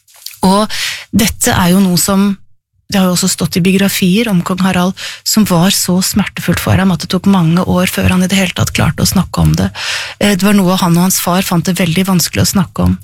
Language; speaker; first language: Norwegian; native; Norwegian